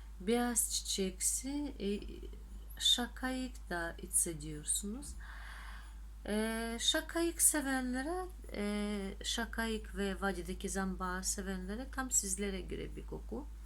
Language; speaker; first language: Turkish; non-native, fluent; Russian